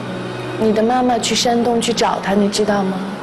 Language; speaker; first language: Chinese; native; Chinese